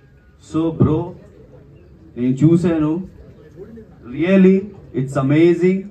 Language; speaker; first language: Telugu; non-native, learner; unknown